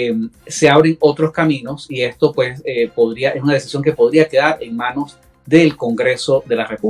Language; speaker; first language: Spanish; native; Spanish